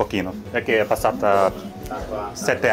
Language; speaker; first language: Italian; non-native, learner; Korean